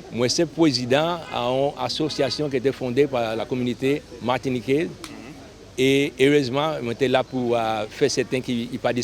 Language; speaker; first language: French; early bilingual, heritage; Spanish